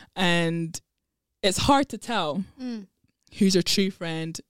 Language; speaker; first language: English; non-native, local second language; Akan